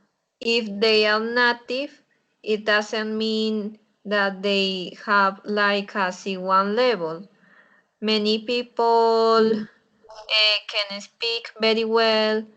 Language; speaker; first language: English; non-native, learner; Spanish